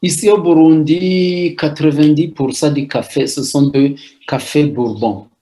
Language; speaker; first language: French; non-native, local second language; Rundi